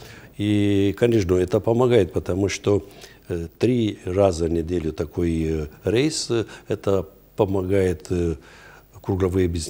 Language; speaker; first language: Russian; non-native, fluent; Romanian